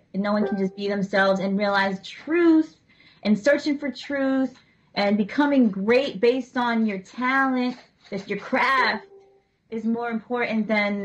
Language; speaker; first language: English; native; English